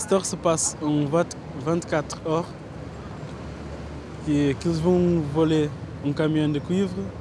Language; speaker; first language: French; non-native, learner; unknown